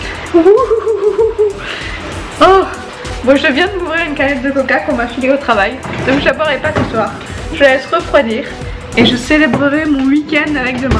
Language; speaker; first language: French; native; French